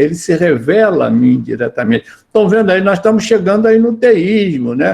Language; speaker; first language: Portuguese; native; Portuguese